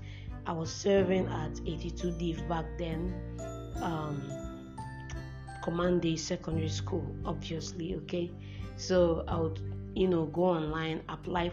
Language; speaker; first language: English; non-native, local second language; Igbo